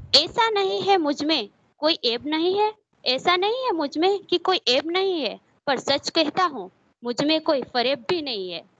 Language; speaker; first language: Hindi; non-native, local second language; Gujarati